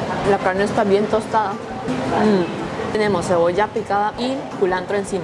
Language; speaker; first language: Spanish; native; Spanish